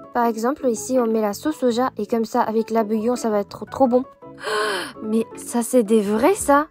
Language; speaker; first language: French; non-native, fluent; Japanese